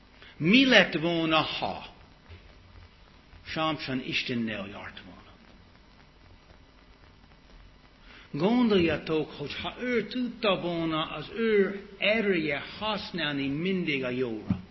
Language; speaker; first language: Hungarian; early bilingual, heritage; English